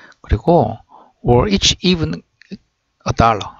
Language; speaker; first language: English; non-native, fluent; Korean